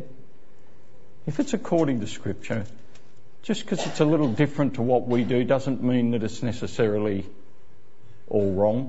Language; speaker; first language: English; native; English